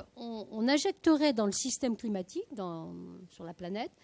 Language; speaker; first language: French; native; French